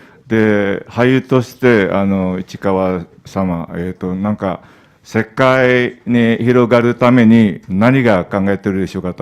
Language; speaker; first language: Japanese; non-native, learner; Indonesian